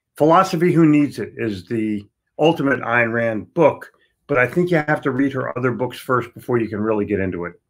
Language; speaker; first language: English; native; English